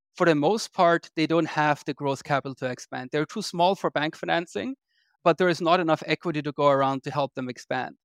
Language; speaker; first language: English; non-native, fluent; German